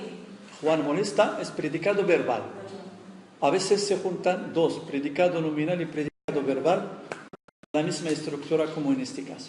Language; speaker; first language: Spanish; non-native, fluent; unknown